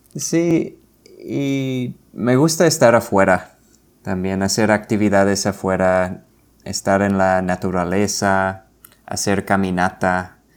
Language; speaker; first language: Spanish; non-native, fluent; English